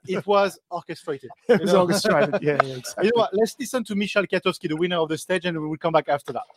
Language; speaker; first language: English; non-native, fluent; French